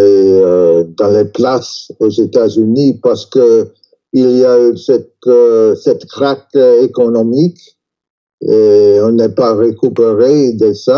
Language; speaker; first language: French; non-native, learner; English